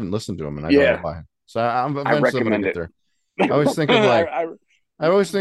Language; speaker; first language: English; native; English